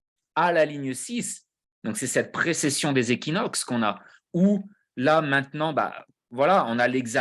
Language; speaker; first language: French; native; French